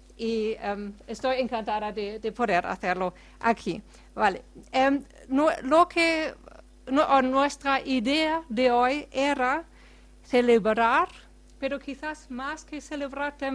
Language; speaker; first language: Spanish; non-native, fluent; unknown